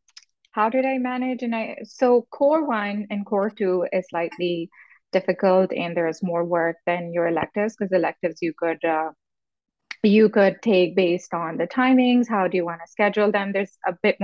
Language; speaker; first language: English; non-native, local second language; Urdu